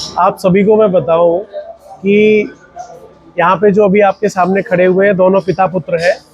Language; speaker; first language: Hindi; native; Hindi